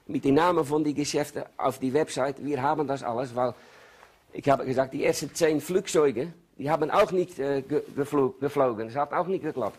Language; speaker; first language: German; non-native, learner; Dutch